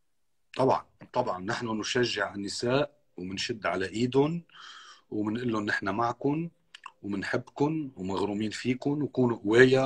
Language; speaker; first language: Arabic; native; Arabic